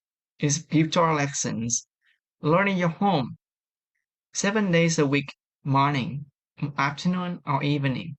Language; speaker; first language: English; non-native, learner; Vietnamese